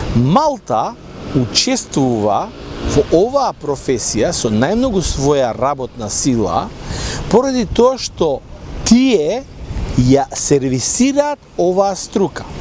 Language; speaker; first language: Macedonian; native; Macedonian